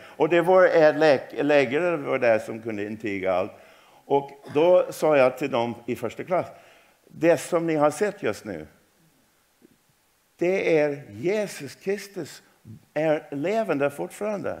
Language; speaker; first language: Swedish; non-native, fluent; English